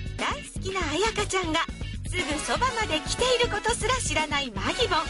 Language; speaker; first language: Japanese; native; Japanese